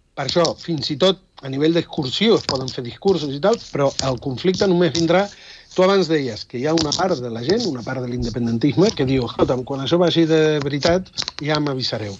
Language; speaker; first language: Catalan; non-native, fluent; Spanish